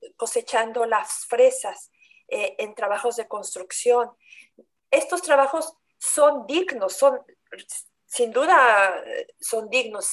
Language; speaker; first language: Spanish; native; Spanish